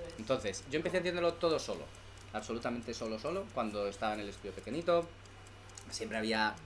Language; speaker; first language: Spanish; native; Spanish